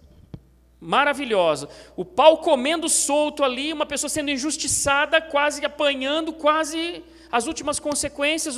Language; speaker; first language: Portuguese; native; Portuguese